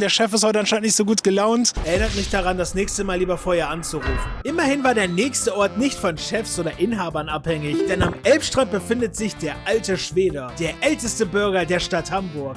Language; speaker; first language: German; native; German